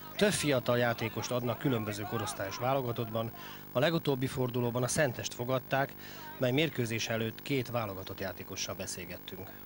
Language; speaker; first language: Hungarian; native; Hungarian